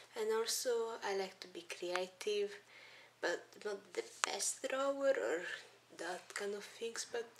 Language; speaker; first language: English; early bilingual, other home language; Italian